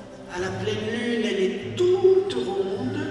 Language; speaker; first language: French; native; French